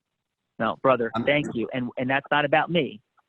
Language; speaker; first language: English; native; English